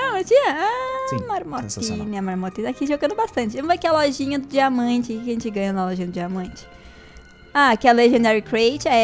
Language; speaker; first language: Portuguese; native; Portuguese